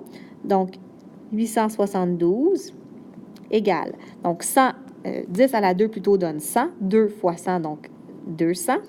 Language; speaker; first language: French; native; French